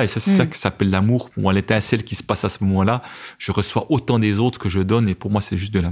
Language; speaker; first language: French; native; French